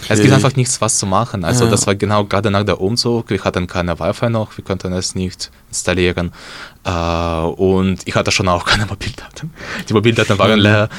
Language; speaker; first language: German; non-native, learner; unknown